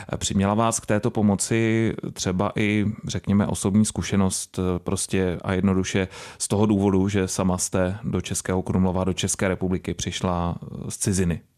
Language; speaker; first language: Czech; native; Czech